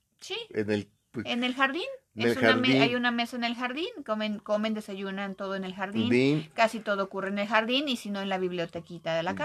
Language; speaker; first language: Spanish; native; Spanish